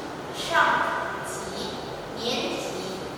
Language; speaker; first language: Chinese; non-native, learner; Indonesian